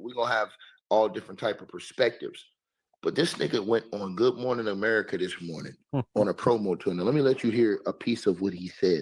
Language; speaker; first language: English; native; English